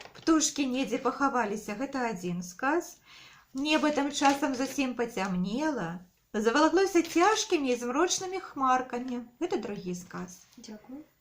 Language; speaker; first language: Belarusian; non-native, local second language; Russian